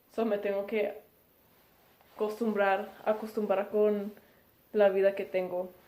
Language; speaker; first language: Spanish; early bilingual, heritage; Spanish